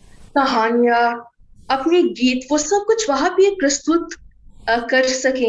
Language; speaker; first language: Hindi; non-native, fluent; English